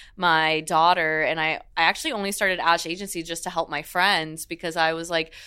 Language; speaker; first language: English; native; English